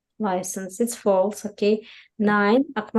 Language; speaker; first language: English; non-native, fluent; Russian